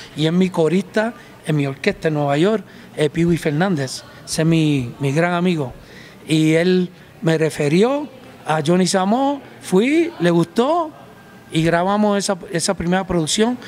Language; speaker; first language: Spanish; early bilingual, heritage; Spanish